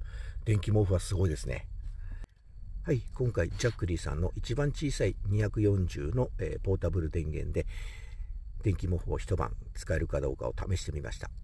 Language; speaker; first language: Japanese; native; Japanese